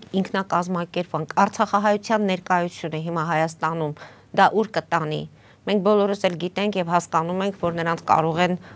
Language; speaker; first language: Armenian; native; Armenian